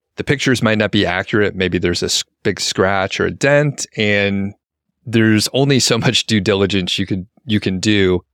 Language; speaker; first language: English; native; English